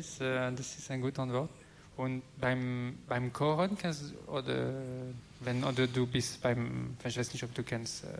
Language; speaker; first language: German; non-native, learner; French